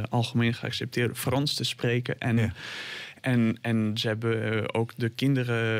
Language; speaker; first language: Dutch; non-native, fluent; French